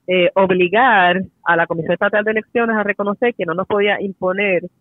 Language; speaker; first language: Spanish; native; Spanish